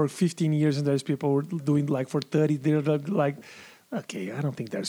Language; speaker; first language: English; non-native, fluent; Portuguese